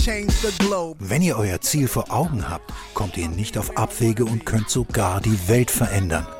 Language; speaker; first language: German; native; German